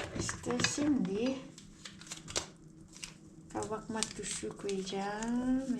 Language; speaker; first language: Turkish; non-native, learner; Indonesian